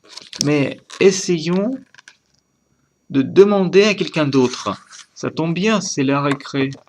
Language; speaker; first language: French; non-native, learner; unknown